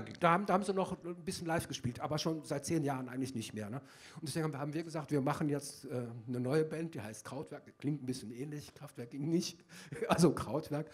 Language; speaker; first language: German; native; German